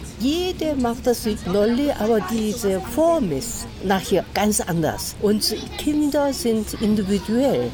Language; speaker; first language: German; non-native, learner; Korean